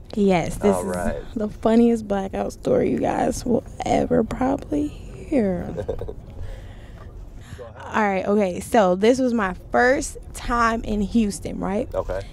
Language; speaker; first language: English; native; English